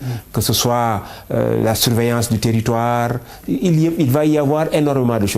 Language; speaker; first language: French; non-native, local second language; Wolof